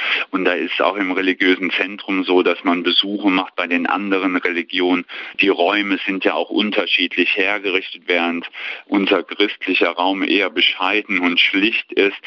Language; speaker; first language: German; native; German